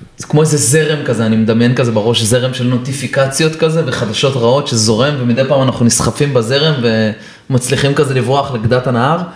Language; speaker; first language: Hebrew; native; Hebrew